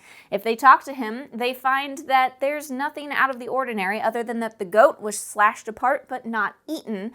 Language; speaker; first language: English; native; English